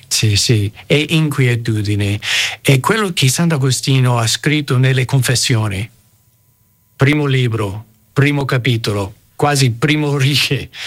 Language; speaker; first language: Italian; non-native, fluent; English